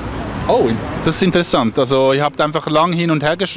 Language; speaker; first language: German; native; German